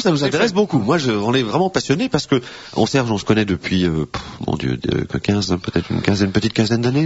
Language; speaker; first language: French; native; French